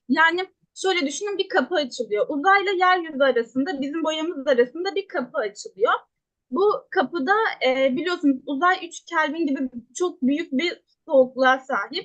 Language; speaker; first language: Turkish; native; Turkish